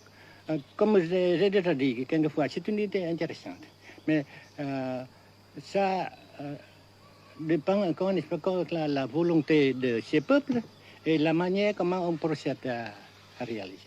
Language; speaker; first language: French; non-native, fluent; Vietnamese